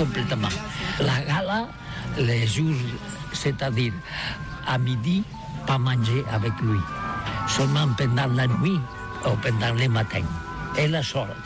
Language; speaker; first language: French; non-native, learner; Catalan